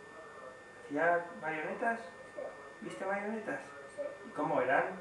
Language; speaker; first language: Spanish; native; Spanish